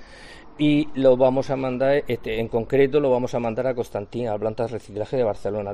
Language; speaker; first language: Spanish; native; Spanish